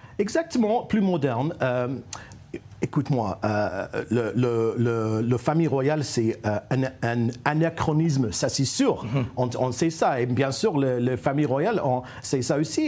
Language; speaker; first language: French; non-native, fluent; English